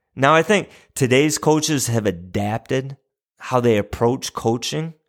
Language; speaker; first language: English; native; English